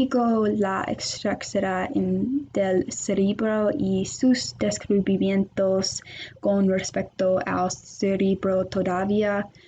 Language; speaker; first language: Spanish; non-native, learner; English